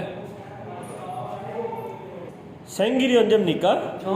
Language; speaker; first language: Korean; non-native, fluent; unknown